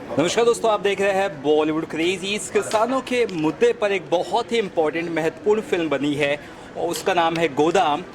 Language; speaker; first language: Hindi; native; Hindi